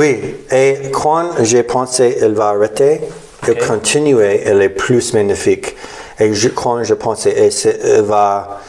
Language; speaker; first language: French; non-native, learner; English